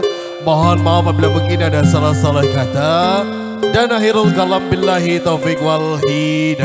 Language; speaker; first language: Indonesian; native; Indonesian